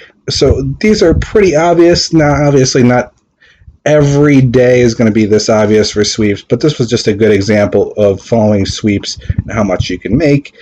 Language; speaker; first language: English; native; English